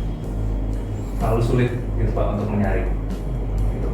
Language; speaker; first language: Indonesian; native; Indonesian